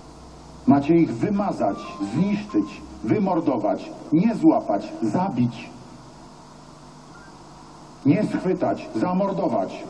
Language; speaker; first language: Polish; native; Polish